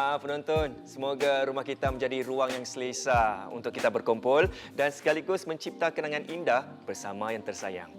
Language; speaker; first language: Malay; native; Malay